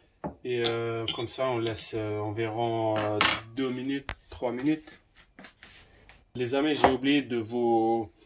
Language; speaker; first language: French; non-native, local second language; Arabic